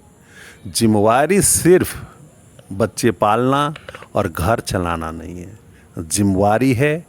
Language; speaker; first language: Hindi; native; Hindi